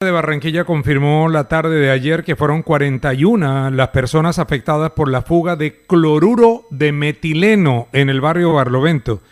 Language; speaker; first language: Spanish; native; Spanish